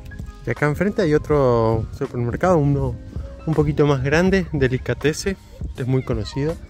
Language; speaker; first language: Spanish; native; Spanish